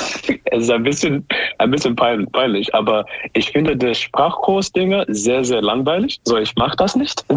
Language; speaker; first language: German; non-native, learner; English